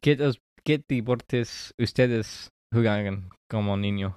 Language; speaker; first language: Spanish; early bilingual, heritage; English